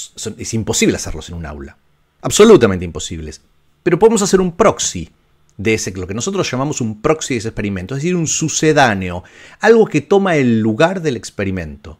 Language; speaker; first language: Spanish; native; Spanish